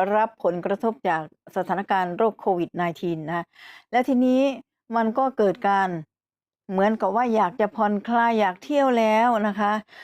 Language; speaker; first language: Thai; native; Thai